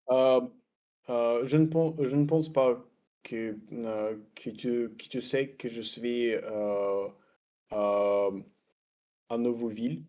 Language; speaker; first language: French; non-native, fluent; Russian